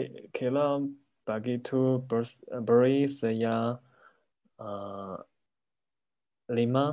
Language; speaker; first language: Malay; non-native, local second language; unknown